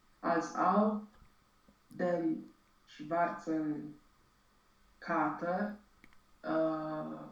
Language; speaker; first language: German; non-native, learner; Romanian